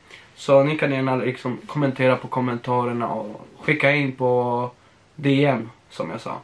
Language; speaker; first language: Swedish; non-native, fluent; Polish